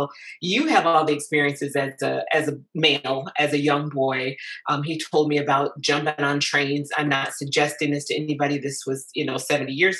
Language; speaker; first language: English; native; English